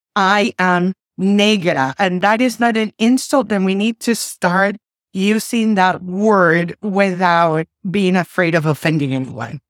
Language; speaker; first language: English; non-native, fluent; Spanish